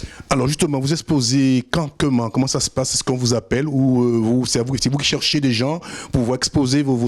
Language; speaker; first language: French; native; French